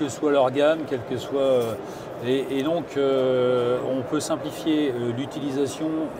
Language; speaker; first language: French; native; French